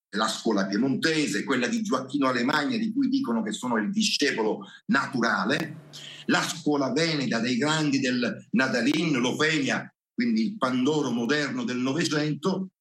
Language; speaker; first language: Italian; native; Italian